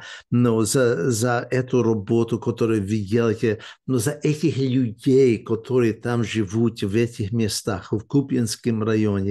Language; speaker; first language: Russian; early bilingual, heritage; English